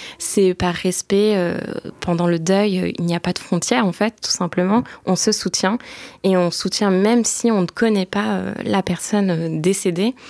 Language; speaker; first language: French; early bilingual, other home language; Turkish